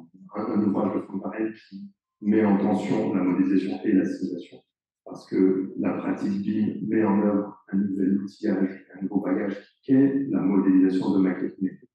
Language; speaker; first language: French; native; French